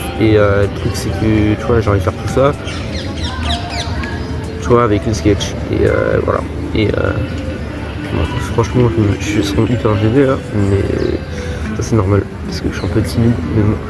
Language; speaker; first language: French; early bilingual, other home language; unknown